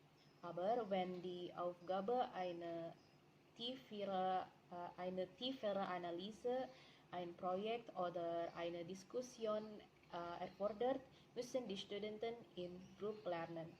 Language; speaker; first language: German; non-native, learner; Indonesian